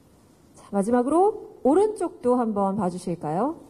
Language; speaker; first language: Korean; native; Korean